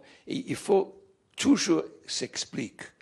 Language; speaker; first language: French; non-native, fluent; English